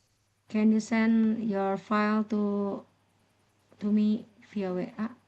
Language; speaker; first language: English; non-native, learner; Indonesian